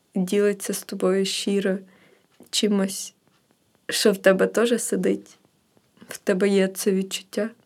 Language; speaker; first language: Ukrainian; native; Ukrainian